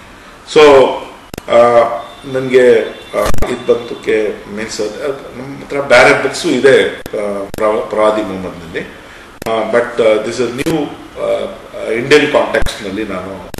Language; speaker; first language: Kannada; non-native, local second language; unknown